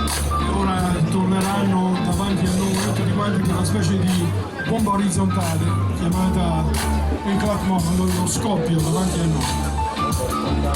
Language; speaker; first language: Italian; native; Italian